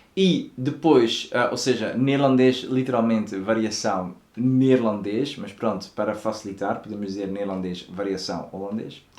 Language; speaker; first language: Portuguese; non-native, fluent; Dutch